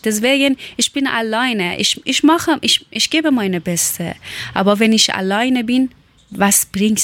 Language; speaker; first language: German; non-native, learner; Persian